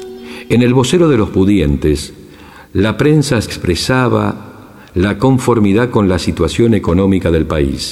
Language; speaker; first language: Spanish; native; Spanish